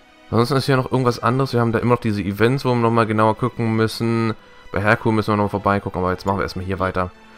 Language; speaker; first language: German; native; German